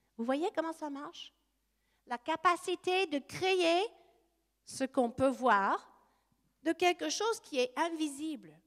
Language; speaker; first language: French; non-native, fluent; English